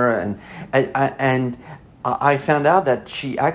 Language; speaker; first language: English; non-native, fluent; French